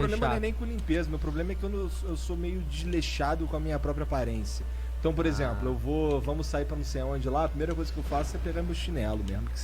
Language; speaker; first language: Portuguese; native; Portuguese